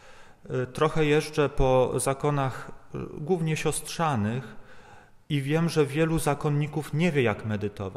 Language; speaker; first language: Polish; native; Polish